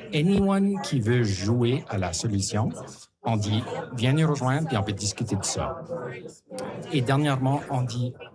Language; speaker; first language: French; native; French